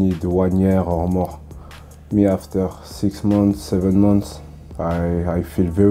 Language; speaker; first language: English; non-native, learner; French